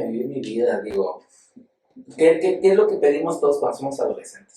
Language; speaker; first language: Spanish; native; Spanish